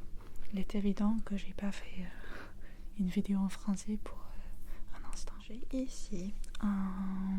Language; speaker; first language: French; non-native, fluent; English